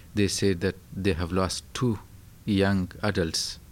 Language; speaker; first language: English; non-native, fluent; Pashto